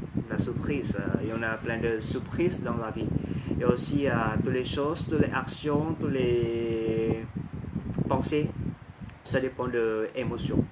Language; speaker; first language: French; non-native, learner; Thai